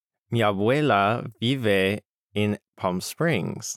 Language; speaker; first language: Spanish; non-native, learner; English